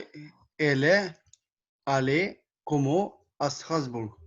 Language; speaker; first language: French; non-native, learner; Albanian